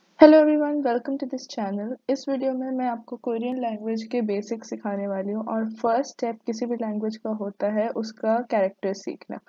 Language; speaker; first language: Hindi; native; Hindi